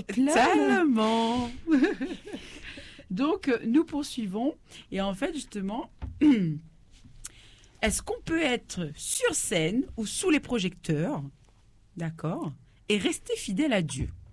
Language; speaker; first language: French; native; French